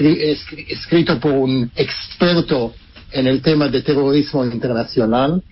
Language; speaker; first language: Spanish; non-native, fluent; Hebrew